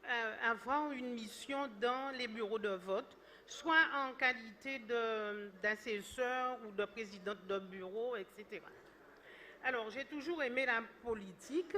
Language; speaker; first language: French; native; French